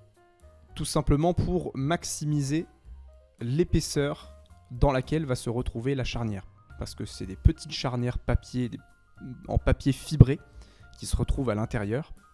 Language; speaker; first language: French; native; French